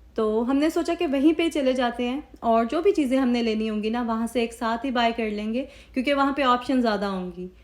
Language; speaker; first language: Urdu; native; Urdu